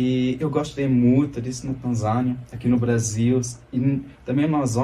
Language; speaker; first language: Portuguese; non-native, fluent; German